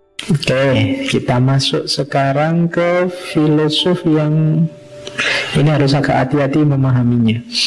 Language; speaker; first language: Indonesian; non-native, local second language; Javanese